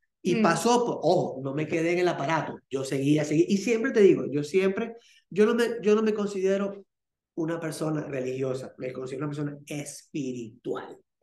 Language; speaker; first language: Spanish; native; Spanish